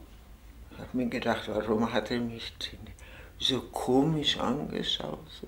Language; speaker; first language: German; non-native, fluent; Czech